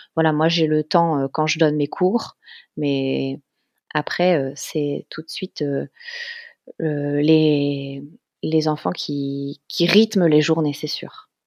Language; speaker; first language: French; native; French